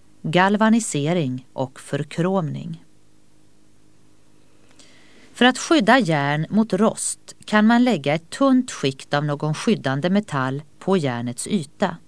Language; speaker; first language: Swedish; native; Swedish